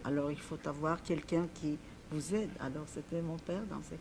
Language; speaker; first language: French; non-native, fluent; Polish